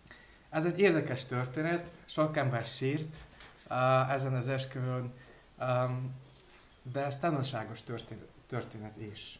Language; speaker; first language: Hungarian; non-native, learner; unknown